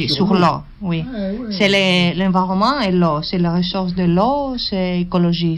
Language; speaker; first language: French; non-native, learner; Greek